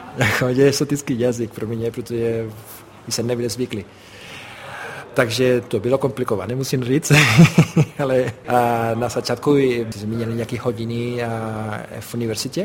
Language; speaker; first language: Czech; non-native, fluent; Spanish